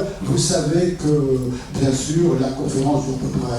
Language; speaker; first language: French; native; French